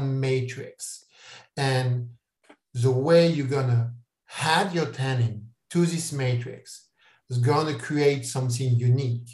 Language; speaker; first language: English; non-native, fluent; French